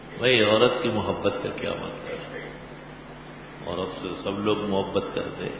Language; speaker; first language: Urdu; non-native, local second language; Pashto